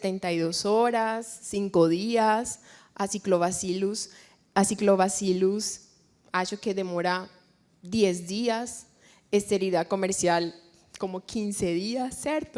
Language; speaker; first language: Portuguese; non-native, fluent; Spanish